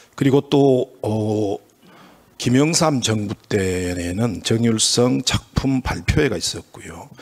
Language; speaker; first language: Korean; native; Korean